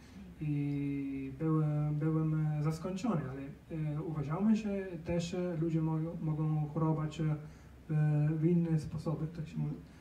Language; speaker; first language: Polish; non-native, learner; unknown